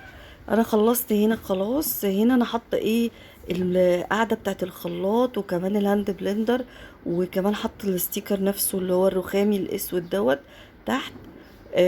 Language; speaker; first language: Arabic; native; Arabic